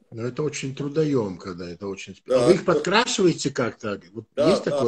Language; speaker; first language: Russian; non-native, fluent; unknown